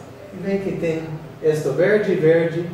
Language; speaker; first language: Portuguese; non-native, fluent; English